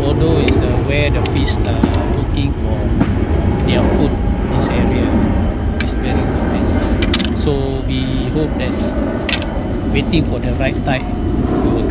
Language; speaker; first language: English; non-native, local second language; Malay